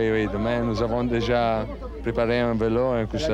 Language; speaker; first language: French; non-native, learner; Italian